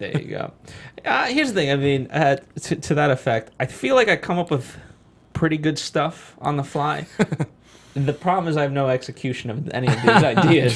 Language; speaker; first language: English; native; English